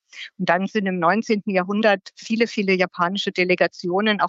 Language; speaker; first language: German; native; German